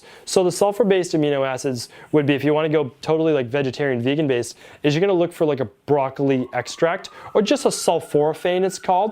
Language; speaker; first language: English; native; English